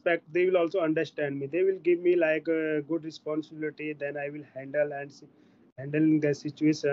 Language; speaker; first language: English; non-native, learner; Hindi